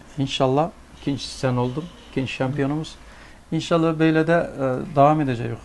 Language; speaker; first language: Turkish; early bilingual, heritage; Turkish